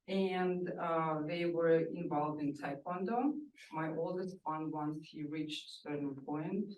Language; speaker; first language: English; non-native, fluent; Russian